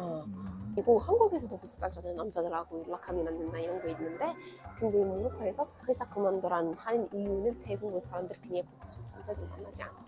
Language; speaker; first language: Korean; non-native, fluent; Arabic